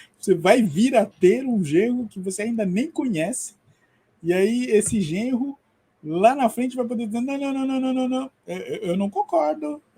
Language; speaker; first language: Portuguese; non-native, fluent; French